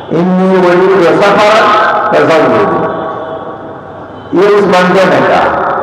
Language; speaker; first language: Urdu; non-native, local second language; Gujarati